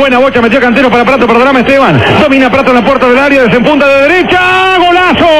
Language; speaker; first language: Spanish; native; Spanish